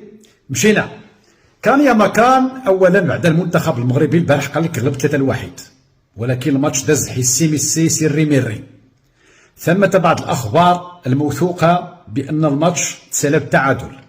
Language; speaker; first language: Arabic; native; Arabic